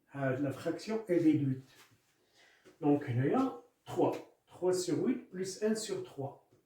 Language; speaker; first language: French; non-native, local second language; Arabic